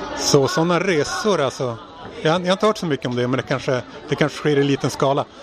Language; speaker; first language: Swedish; native; Swedish